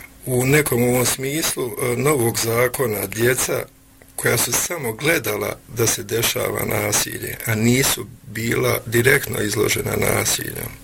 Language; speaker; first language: Bosnian; native; Bosnian